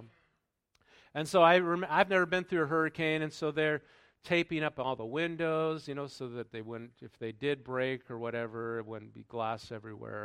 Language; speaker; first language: English; native; English